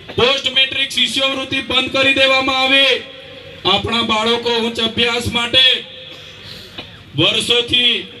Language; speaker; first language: Gujarati; non-native, local second language; Vasavi